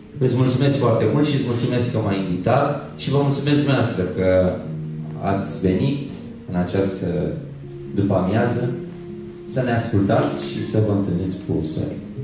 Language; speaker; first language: Romanian; native; Romanian